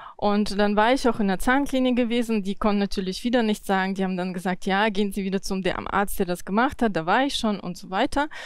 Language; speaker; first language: German; early bilingual, other home language; Russian